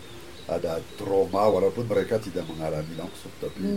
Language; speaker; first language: Indonesian; non-native, fluent; French